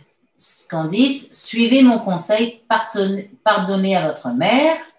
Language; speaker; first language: French; native; French